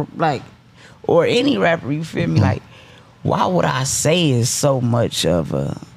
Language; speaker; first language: English; native; English